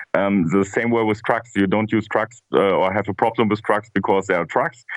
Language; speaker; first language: English; non-native, fluent; German